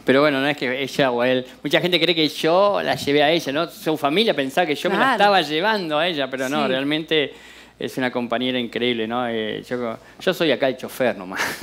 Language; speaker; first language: Spanish; native; Spanish